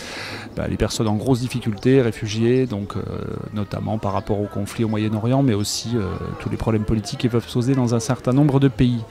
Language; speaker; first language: French; native; French